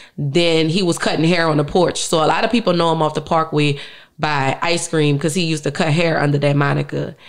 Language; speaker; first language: English; native; English